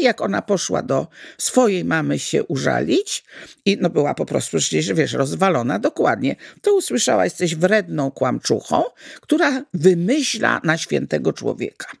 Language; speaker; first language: Polish; native; Polish